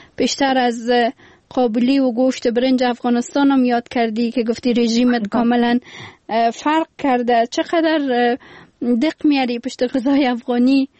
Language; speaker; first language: Persian; native; Persian